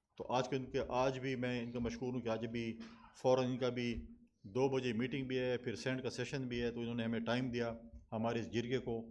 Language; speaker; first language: Urdu; non-native, local second language; Pashto